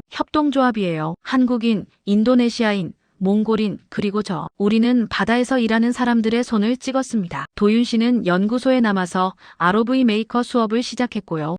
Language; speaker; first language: Korean; non-native, fluent; Spanish